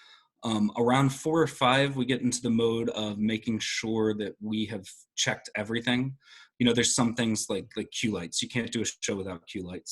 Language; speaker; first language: English; native; English